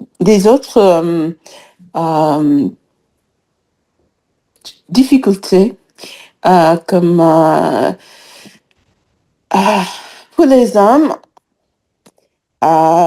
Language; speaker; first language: French; non-native, fluent; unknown